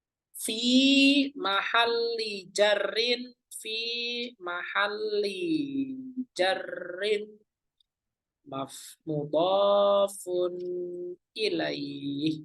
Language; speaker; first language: Arabic; non-native, fluent; Indonesian